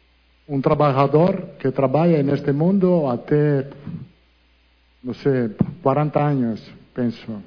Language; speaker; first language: Portuguese; non-native, fluent; Italian